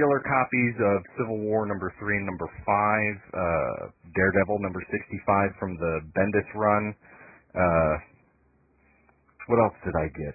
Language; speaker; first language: English; native; English